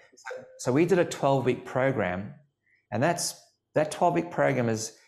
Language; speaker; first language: English; native; English